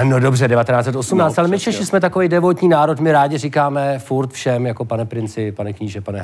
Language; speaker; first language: Czech; native; Czech